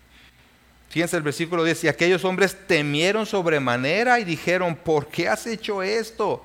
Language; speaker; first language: Spanish; native; Spanish